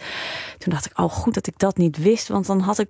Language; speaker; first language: Dutch; native; Dutch